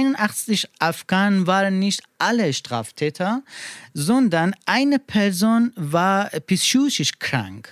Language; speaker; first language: German; non-native, learner; Persian